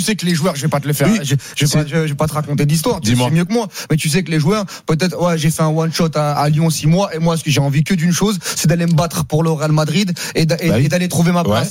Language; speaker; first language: French; native; French